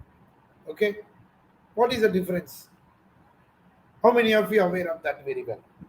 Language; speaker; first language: English; non-native, local second language; Tamil